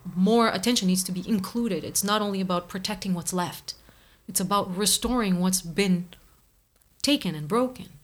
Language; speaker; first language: English; non-native, fluent; Portuguese